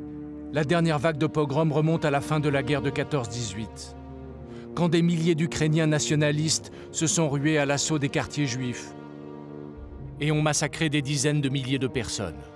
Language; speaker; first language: French; native; French